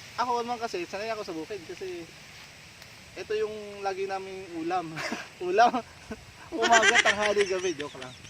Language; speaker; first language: Filipino; non-native, local second language; Bikol